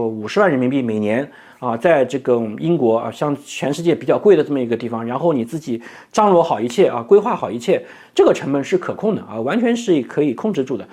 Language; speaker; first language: Chinese; native; Chinese